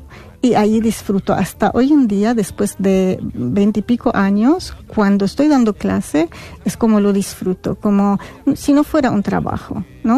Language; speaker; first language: Spanish; non-native, fluent; Arabic